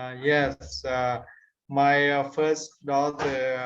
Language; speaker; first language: English; non-native, learner; Vietnamese